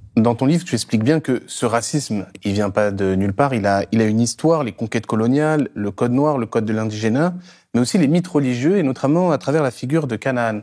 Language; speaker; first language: French; native; French